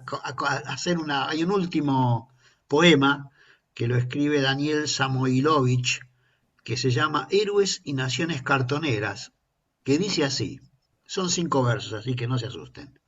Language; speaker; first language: Spanish; native; Spanish